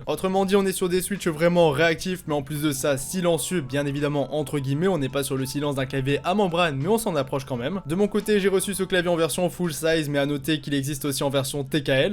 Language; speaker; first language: French; native; French